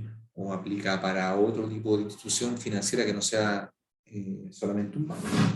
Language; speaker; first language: Spanish; native; Spanish